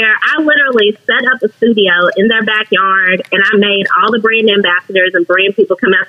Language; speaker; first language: English; native; English